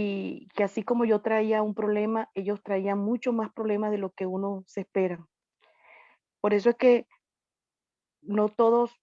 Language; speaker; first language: Spanish; native; Spanish